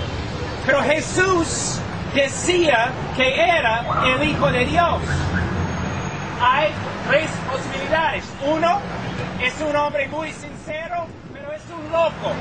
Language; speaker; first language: Spanish; non-native, fluent; English